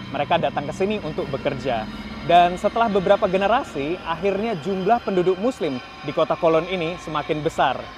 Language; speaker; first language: Indonesian; native; Indonesian